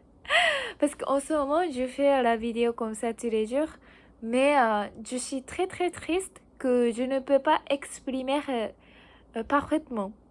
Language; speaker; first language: French; non-native, learner; Japanese